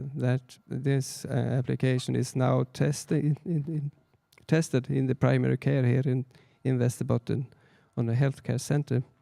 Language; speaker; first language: English; non-native, fluent; Swedish